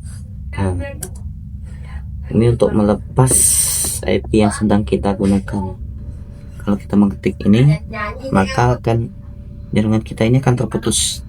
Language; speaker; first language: Indonesian; native; Indonesian